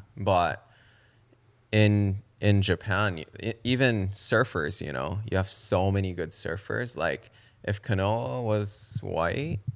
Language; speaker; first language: English; early bilingual, other home language; Japanese